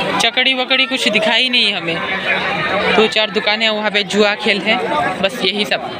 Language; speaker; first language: Hindi; non-native, local second language; Assamese